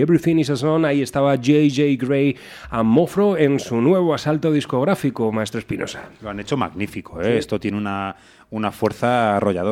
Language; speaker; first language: Spanish; native; Spanish